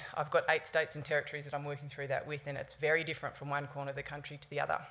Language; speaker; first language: English; native; English